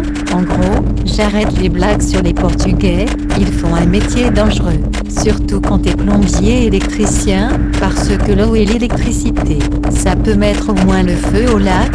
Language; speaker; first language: French; native; French